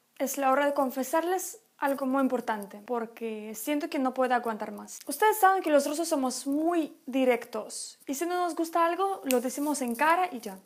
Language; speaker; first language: Spanish; non-native, fluent; Russian